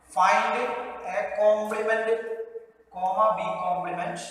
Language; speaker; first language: English; non-native, local second language; Malayalam